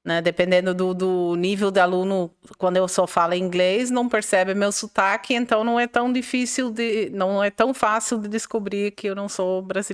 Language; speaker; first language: Portuguese; non-native, fluent; Dutch